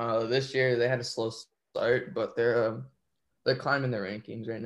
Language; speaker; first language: English; native; English